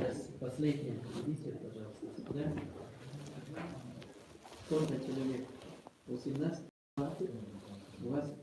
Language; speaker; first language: Russian; non-native, learner; Sinhala